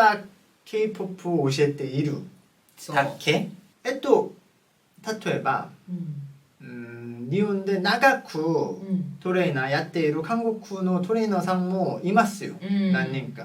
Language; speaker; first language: Japanese; non-native, fluent; Korean